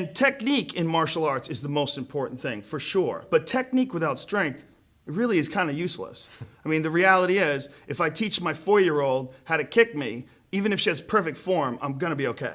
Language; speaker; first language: English; native; English